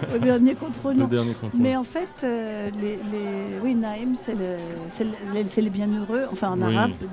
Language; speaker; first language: French; non-native, fluent; Arabic